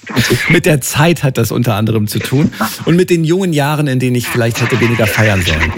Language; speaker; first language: German; native; German